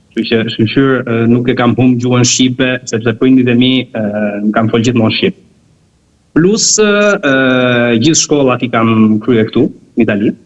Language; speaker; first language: Albanian; early bilingual, heritage; Albanian